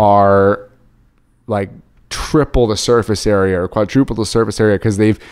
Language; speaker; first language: English; native; English